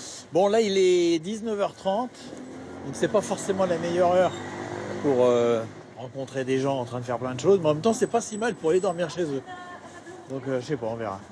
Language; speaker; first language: French; native; French